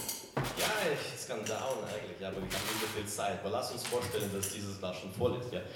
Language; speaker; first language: German; non-native, fluent; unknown